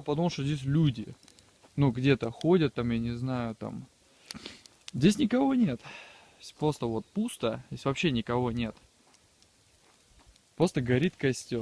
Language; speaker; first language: Russian; native; Russian